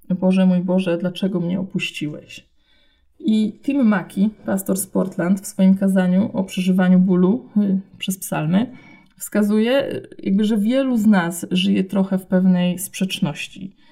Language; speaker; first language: Polish; native; Polish